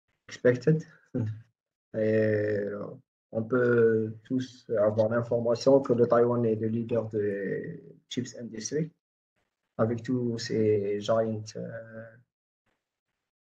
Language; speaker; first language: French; non-native, local second language; Arabic